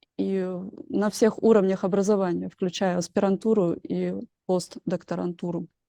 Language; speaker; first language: Russian; native; Russian